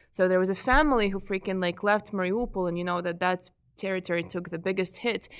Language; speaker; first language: English; non-native, fluent; Ukrainian